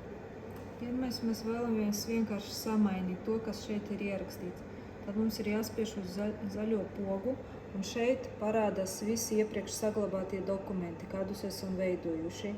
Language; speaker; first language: Latvian; native; Latvian